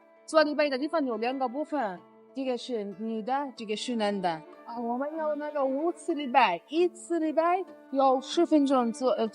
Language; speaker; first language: Chinese; non-native, learner; Arabic